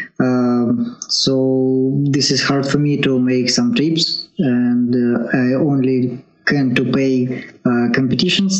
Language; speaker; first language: English; non-native, learner; Russian